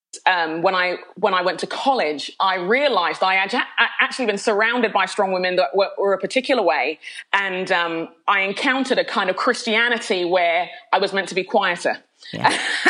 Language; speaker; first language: English; native; English